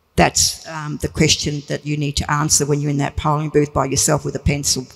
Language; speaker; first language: English; native; English